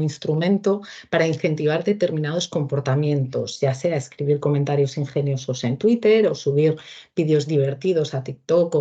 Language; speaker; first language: Spanish; native; Spanish